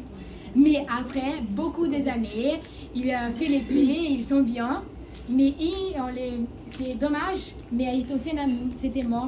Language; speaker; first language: French; non-native, learner; Portuguese